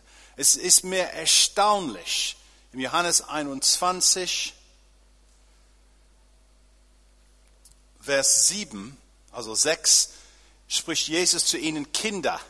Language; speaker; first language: German; non-native, fluent; English